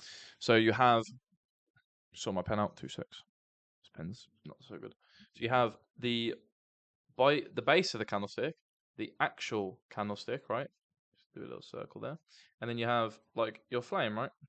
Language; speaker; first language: English; native; English